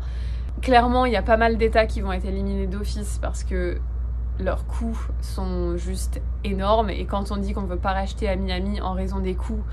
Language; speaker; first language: French; native; French